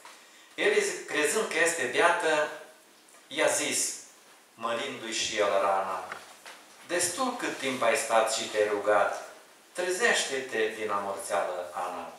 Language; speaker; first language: Romanian; native; Romanian